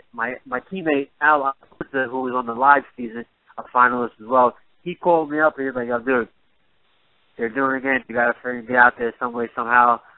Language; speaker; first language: English; native; English